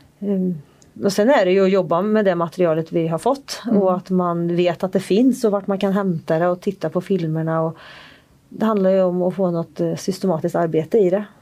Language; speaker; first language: Swedish; native; Swedish